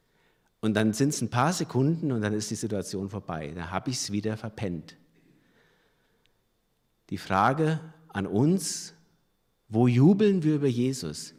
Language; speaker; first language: German; native; German